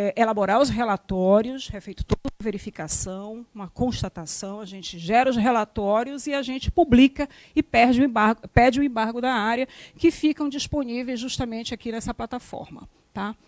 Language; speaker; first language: Portuguese; native; Portuguese